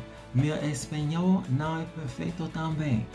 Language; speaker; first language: Spanish; non-native, learner; English